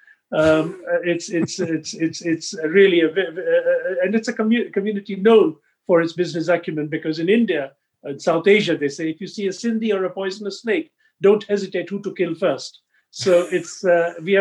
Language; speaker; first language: English; non-native, local second language; Sindhi